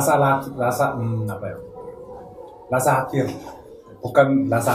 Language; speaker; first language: Indonesian; non-native, learner; Korean